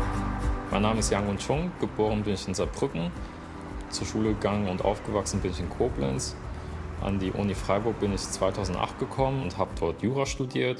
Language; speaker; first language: German; early bilingual, other home language; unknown